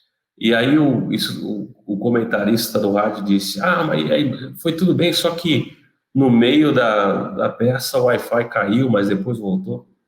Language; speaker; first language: Portuguese; native; Portuguese